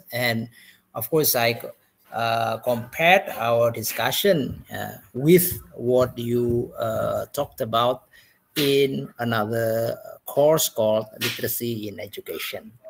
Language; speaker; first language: English; non-native, fluent; Indonesian